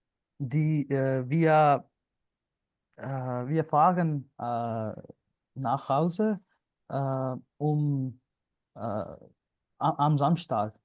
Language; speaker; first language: German; non-native, learner; Punjabi